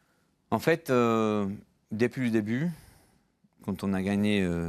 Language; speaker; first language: French; non-native, fluent; Georgian